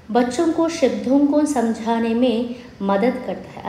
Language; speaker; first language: Hindi; non-native, local second language; Telugu